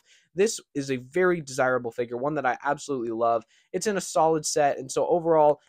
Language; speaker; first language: English; native; English